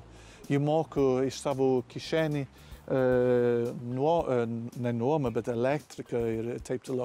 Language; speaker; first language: Lithuanian; non-native, learner; English